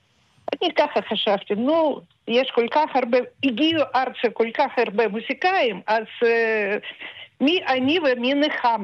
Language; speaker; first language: Hebrew; non-native, fluent; Russian